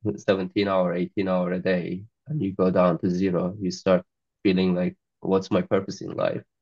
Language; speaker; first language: English; non-native, fluent; Azerbaijani